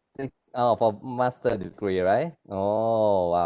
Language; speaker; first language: English; non-native, learner; Thai